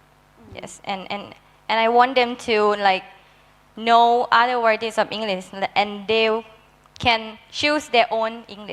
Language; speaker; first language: English; non-native, learner; Thai